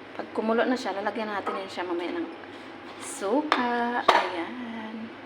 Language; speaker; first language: Filipino; non-native, local second language; Hiligaynon